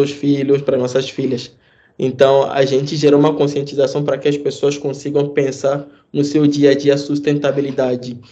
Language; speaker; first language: Portuguese; non-native, fluent; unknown